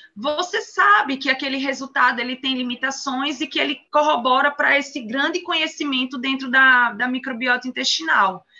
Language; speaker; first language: Portuguese; native; Portuguese